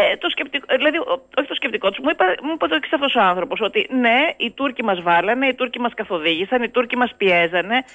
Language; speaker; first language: Greek; native; Greek